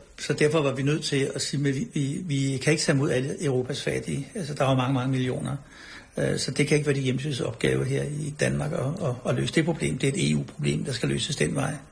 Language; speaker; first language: Danish; native; Danish